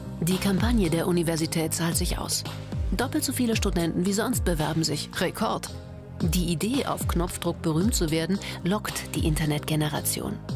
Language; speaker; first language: German; native; German